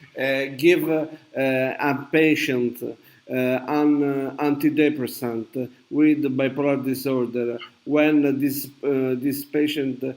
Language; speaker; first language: English; non-native, learner; Italian